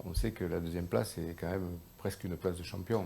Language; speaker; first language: French; native; French